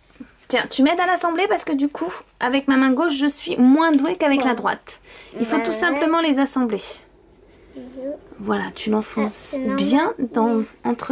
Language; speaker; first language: French; native; French